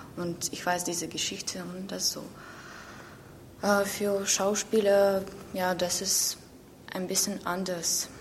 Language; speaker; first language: German; non-native, learner; Ukrainian